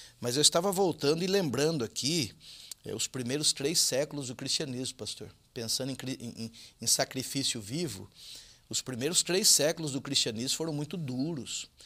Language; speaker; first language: Portuguese; native; Portuguese